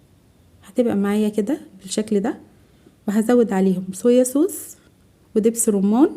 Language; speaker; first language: Arabic; native; Arabic